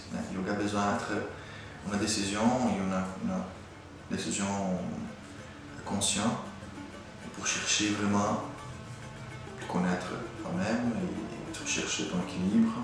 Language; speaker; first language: French; non-native, fluent; Portuguese